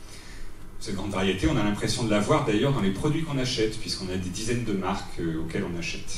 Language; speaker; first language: French; native; French